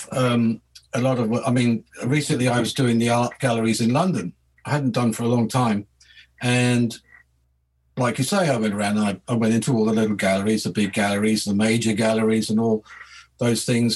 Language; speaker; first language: English; native; English